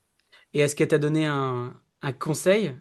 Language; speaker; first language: French; native; French